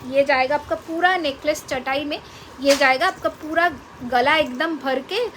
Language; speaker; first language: Hindi; non-native, local second language; Bangla